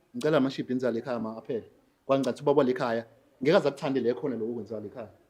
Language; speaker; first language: Zulu; native; Zulu